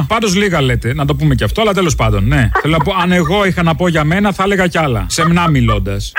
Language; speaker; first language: Greek; native; Greek